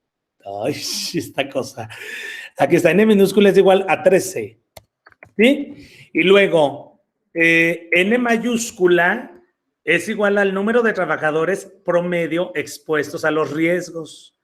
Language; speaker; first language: Spanish; native; Spanish